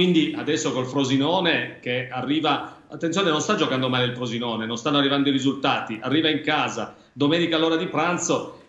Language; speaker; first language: Italian; native; Italian